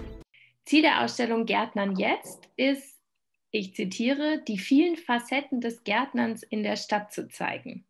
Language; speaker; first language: German; native; German